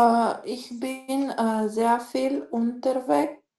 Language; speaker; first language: German; non-native, learner; Macedonian